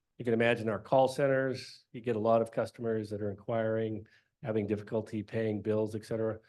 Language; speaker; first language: English; native; English